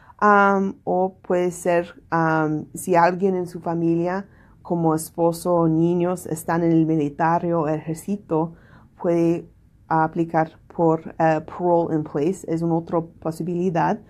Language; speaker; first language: Spanish; non-native, learner; English